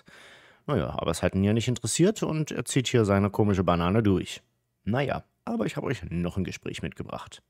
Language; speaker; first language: German; native; German